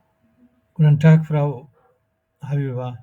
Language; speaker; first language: German; non-native, fluent; Bangla